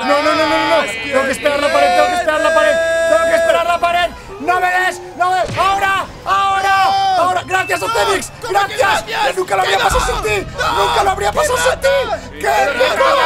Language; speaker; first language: Spanish; native; Spanish